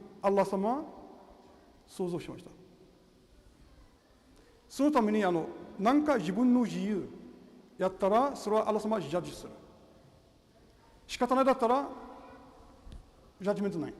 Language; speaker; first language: Japanese; non-native, learner; Arabic